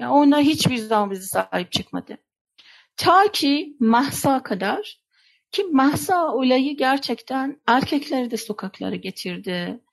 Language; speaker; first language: Turkish; non-native, fluent; Persian